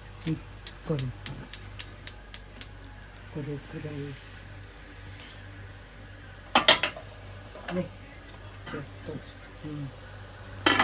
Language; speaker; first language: Japanese; native; Japanese